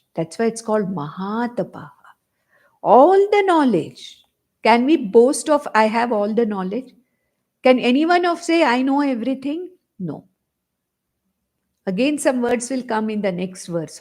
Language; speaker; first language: English; non-native, local second language; Konkani